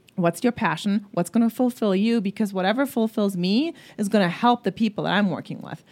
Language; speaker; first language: English; early bilingual, other home language; German